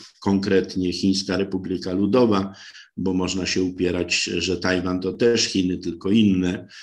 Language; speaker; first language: Polish; native; Polish